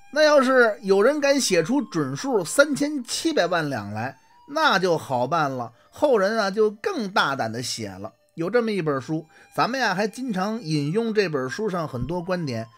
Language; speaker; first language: Chinese; native; Chinese